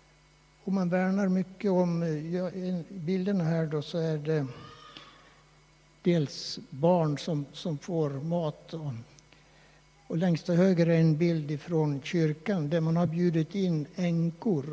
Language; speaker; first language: Swedish; native; Swedish